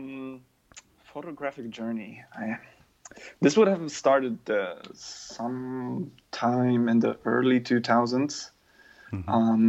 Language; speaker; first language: English; non-native, fluent; German